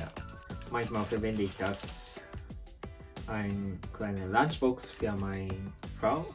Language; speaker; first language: German; non-native, learner; Japanese